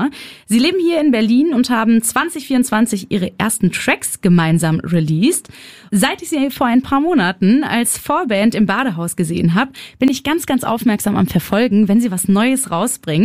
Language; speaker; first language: German; native; German